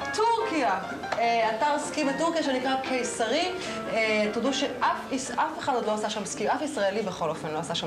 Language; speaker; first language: Hebrew; native; Hebrew